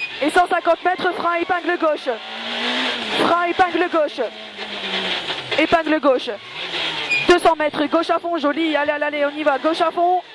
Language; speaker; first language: French; native; French